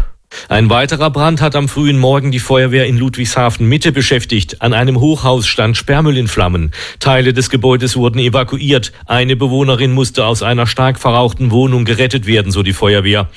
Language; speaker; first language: German; native; German